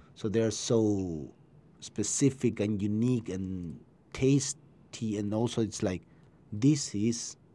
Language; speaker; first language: English; non-native, learner; Spanish